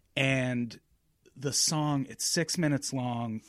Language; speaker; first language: English; native; English